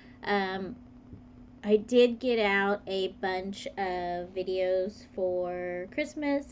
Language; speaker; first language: English; native; English